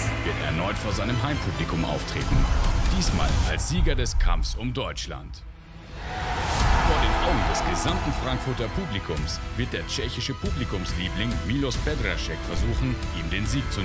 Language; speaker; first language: German; native; German